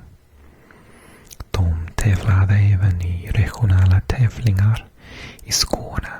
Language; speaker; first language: Swedish; non-native, fluent; English